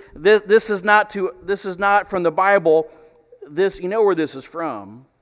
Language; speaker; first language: English; native; English